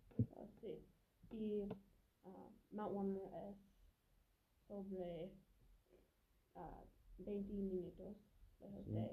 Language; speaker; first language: Spanish; non-native, learner; English